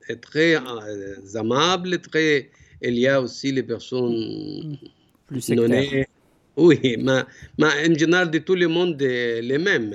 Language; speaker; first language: French; non-native, learner; Arabic